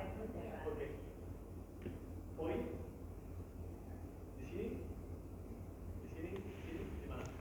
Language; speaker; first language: Indonesian; non-native, learner; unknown